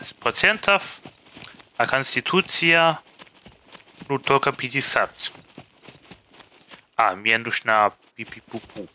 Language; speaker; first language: Russian; non-native, fluent; German